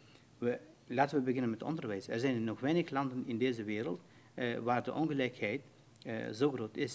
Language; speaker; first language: Dutch; non-native, fluent; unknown